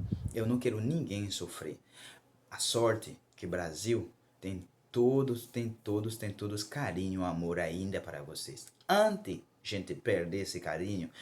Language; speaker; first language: Portuguese; non-native, local second language; Haitian Creole